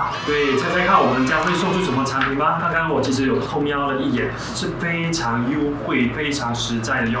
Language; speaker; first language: Chinese; native; Chinese